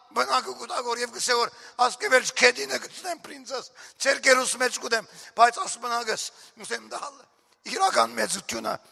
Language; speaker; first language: Armenian; early bilingual, heritage; Armenian